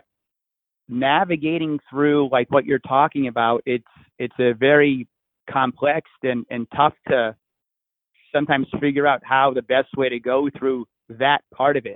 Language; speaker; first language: English; native; English